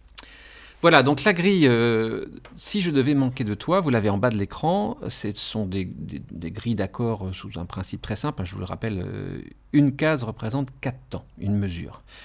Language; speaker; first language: French; native; French